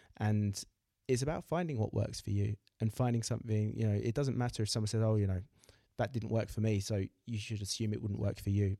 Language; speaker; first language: English; native; English